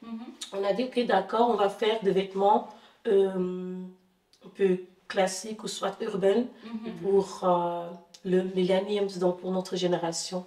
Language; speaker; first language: French; non-native, fluent; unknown